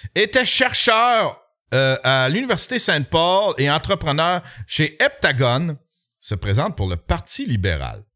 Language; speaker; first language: French; native; French